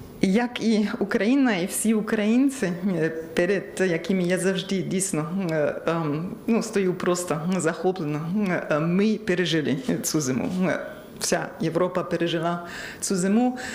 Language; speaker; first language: Ukrainian; non-native, learner; German